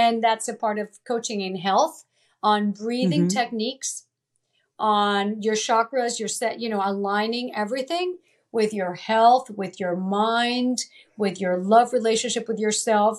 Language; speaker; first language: English; early bilingual, other home language; Italian